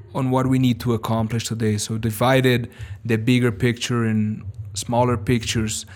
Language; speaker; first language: English; non-native, fluent; Portuguese